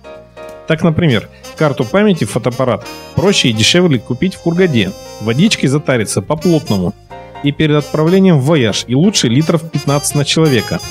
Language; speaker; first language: Russian; native; Russian